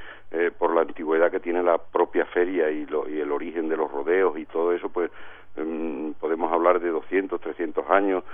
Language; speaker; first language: Spanish; native; Spanish